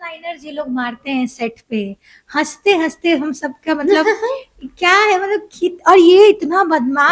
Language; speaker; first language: Hindi; native; Hindi